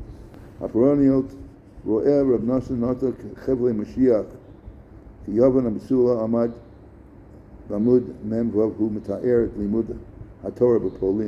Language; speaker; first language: Hebrew; non-native, fluent; English